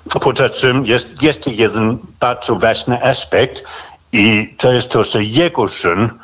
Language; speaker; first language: Polish; non-native, fluent; Danish